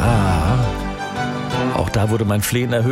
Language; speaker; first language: German; native; German